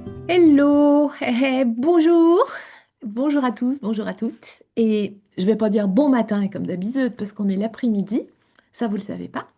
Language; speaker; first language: French; native; French